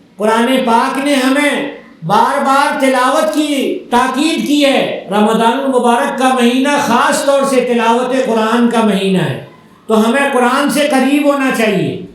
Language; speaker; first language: Urdu; native; Urdu